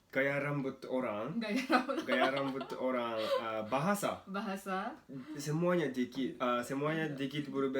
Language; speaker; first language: Indonesian; non-native, learner; Japanese